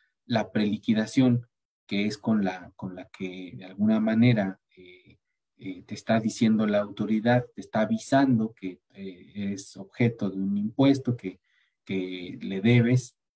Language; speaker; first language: Spanish; native; Spanish